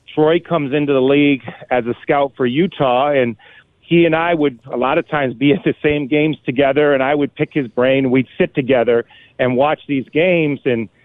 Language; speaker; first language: English; native; English